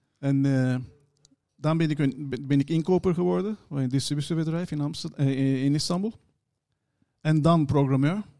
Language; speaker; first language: Dutch; non-native, fluent; Turkish